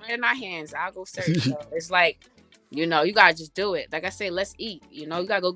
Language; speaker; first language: English; early bilingual, other home language; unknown